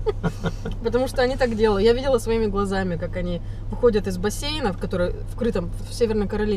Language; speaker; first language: Russian; native; Russian